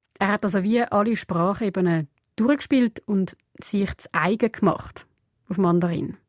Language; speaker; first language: German; early bilingual, other home language; Portuguese